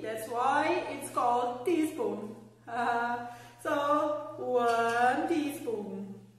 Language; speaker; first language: English; non-native, fluent; Portuguese